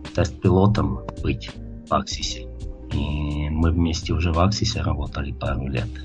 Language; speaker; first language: Russian; non-native, fluent; Czech